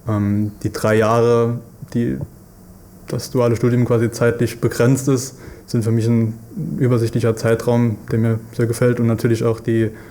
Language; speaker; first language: German; native; German